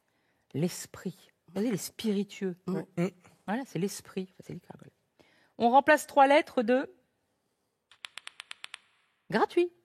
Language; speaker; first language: French; native; French